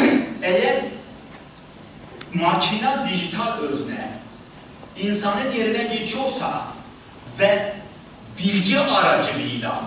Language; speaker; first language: Turkish; native; Turkish